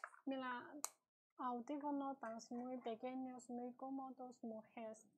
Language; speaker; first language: Spanish; non-native, learner; Chinese